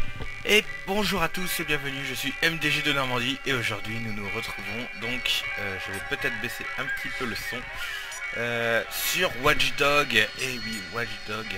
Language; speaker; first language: French; native; French